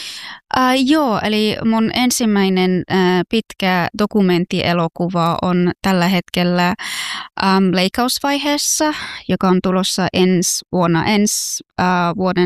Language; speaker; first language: Finnish; non-native, fluent; Persian